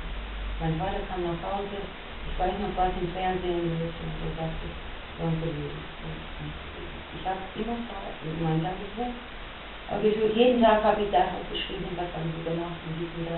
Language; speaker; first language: German; non-native, fluent; Russian